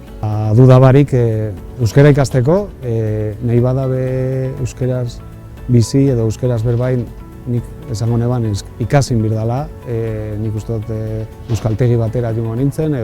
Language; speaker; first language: Basque; non-native, local second language; Spanish